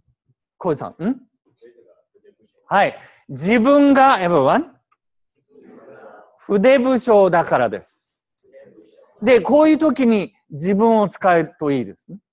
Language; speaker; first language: Japanese; native; Japanese